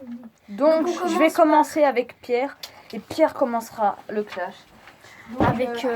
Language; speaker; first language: French; native; French